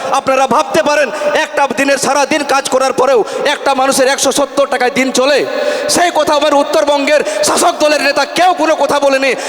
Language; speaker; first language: Bangla; non-native, local second language; Santali